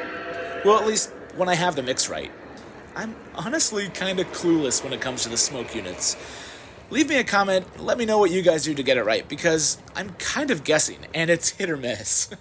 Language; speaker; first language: English; native; English